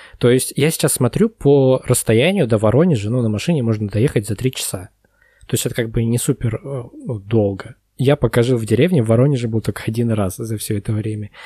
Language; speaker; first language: Russian; native; Russian